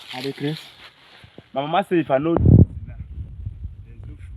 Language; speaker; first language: Nigerian Pidgin; non-native, local second language; Igbo